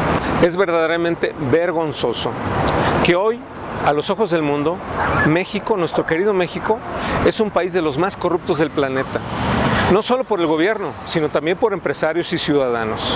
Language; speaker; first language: Spanish; native; Spanish